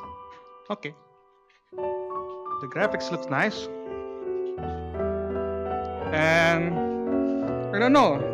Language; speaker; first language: English; non-native, fluent; Indonesian